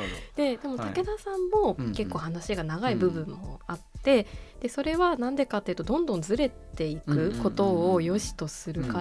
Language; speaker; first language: Japanese; native; Japanese